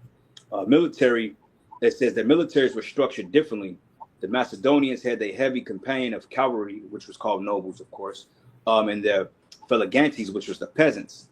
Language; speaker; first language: English; native; English